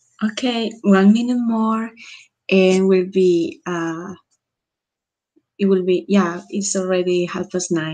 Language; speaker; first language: English; non-native, fluent; Spanish